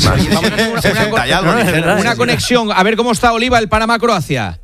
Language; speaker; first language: Spanish; native; Spanish